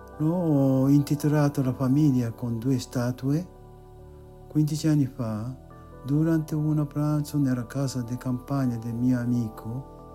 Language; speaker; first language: Italian; non-native, fluent; Japanese